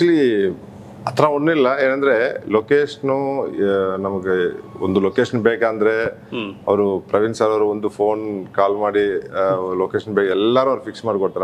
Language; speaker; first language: Kannada; non-native, learner; Tamil